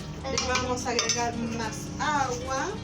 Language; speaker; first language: Spanish; native; Spanish